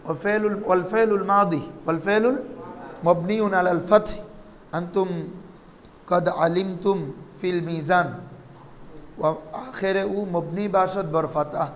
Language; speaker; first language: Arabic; non-native, fluent; Bangla